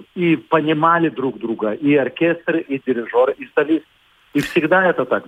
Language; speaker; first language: Russian; non-native, fluent; Lithuanian